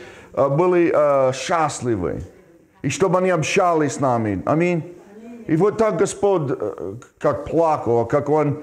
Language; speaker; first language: Russian; non-native, fluent; English